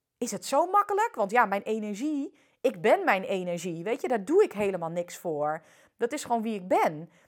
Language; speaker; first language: Dutch; early bilingual, other home language; French